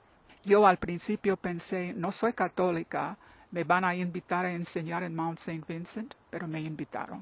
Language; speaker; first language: Spanish; non-native, fluent; English